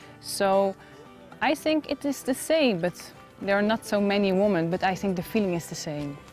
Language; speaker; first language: English; non-native, fluent; Dutch